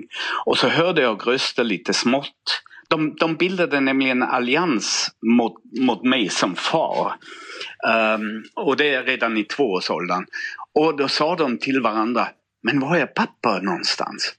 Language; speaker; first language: Swedish; non-native, fluent; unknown